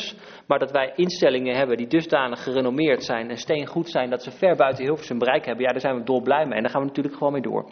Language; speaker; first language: Dutch; native; Dutch